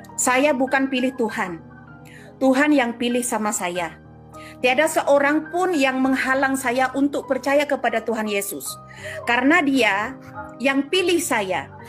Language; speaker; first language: Indonesian; non-native, local second language; Madurese